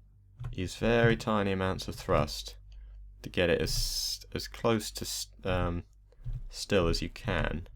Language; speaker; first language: English; native; English